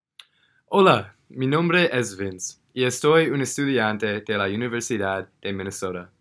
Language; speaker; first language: Spanish; non-native, learner; English